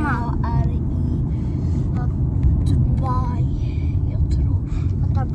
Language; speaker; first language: Swedish; early bilingual, other home language; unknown